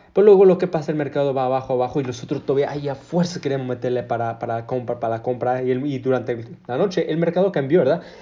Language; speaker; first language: Spanish; early bilingual, heritage; Spanish